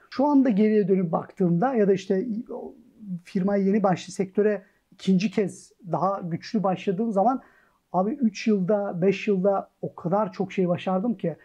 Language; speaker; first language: Turkish; early bilingual, heritage; Turkish